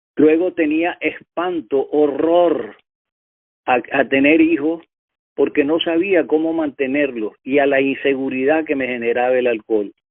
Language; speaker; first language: Spanish; native; Spanish